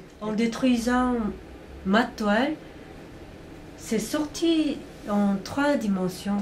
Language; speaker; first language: French; non-native, fluent; Korean